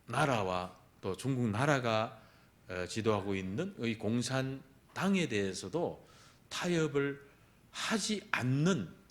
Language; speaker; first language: Korean; early bilingual, heritage; Korean